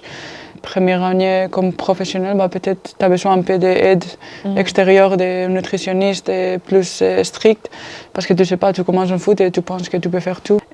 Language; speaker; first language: French; non-native, fluent; Spanish